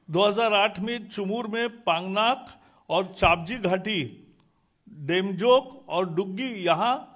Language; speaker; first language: Hindi; non-native, local second language; Marathi